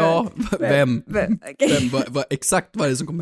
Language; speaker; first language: Swedish; native; Swedish